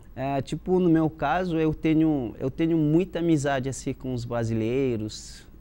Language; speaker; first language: Portuguese; non-native, fluent; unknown